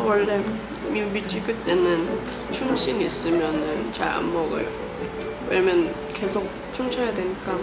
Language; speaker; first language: Korean; non-native, fluent; Thai